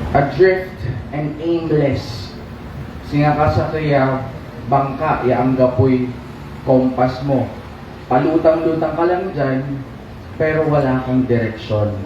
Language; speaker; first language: Filipino; non-native, local second language; Pangasinan